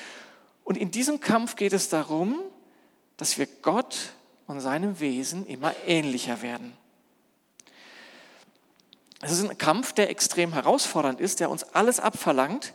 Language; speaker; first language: German; native; German